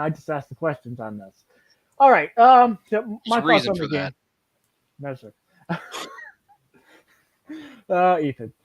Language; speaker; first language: English; native; English